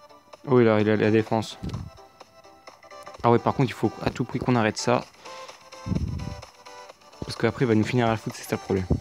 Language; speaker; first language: French; native; French